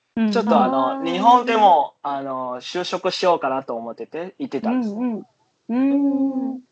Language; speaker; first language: Japanese; non-native, fluent; Chinese